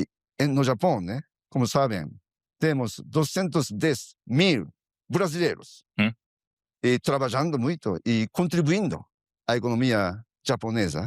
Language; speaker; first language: Portuguese; non-native, fluent; Japanese